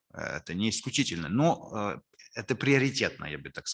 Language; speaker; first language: Russian; non-native, fluent; French